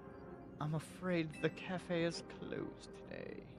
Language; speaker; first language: English; native; English